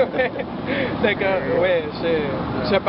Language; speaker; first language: French; non-native, learner; Spanish